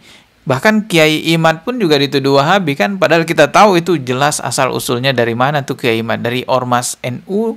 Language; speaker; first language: Indonesian; native; Indonesian